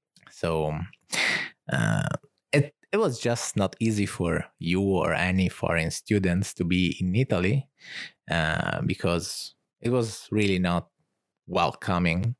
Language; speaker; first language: English; non-native, fluent; Italian